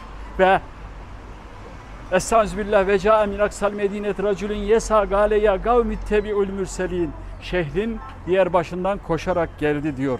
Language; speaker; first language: Turkish; native; Turkish